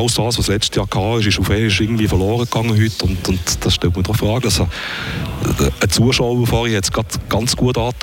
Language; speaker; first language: German; native; German